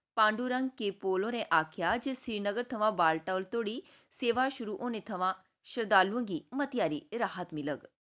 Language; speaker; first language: Punjabi; non-native, local second language; Dogri